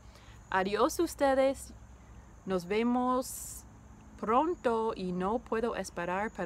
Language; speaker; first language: Spanish; non-native, learner; English